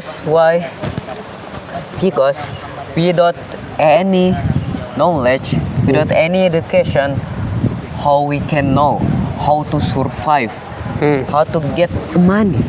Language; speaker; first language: English; non-native, learner; Indonesian